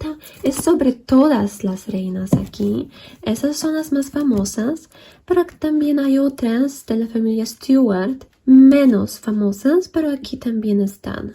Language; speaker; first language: Spanish; non-native, fluent; Polish